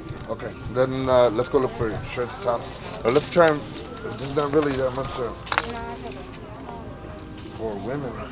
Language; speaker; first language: English; early bilingual, other home language; Spanish